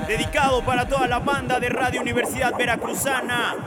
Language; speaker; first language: Spanish; native; Spanish